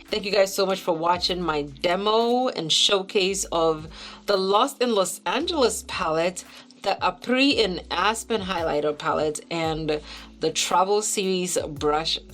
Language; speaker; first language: English; native; English